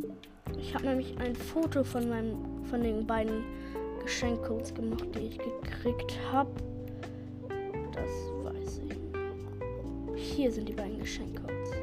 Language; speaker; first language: German; native; German